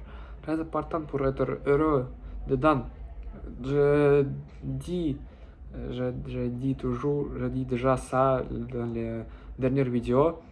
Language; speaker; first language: French; non-native, learner; Russian